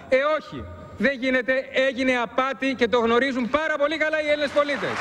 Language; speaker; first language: Greek; early bilingual, heritage; English